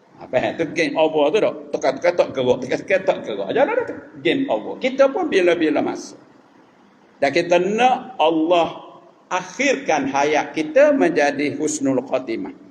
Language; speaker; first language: Malay; native; Malay